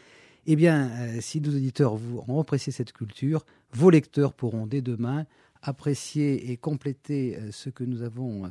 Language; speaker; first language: French; native; French